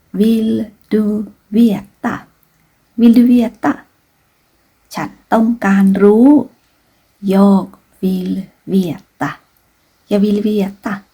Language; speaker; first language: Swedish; non-native, fluent; Thai